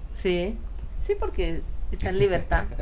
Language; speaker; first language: Spanish; native; Spanish